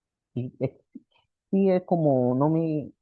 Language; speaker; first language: Spanish; non-native, fluent; Portuguese